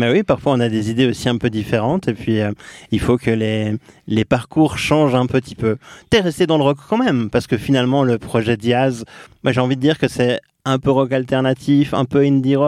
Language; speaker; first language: French; native; French